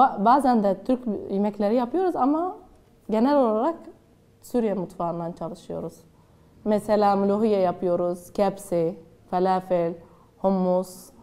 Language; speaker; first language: Turkish; non-native, learner; Arabic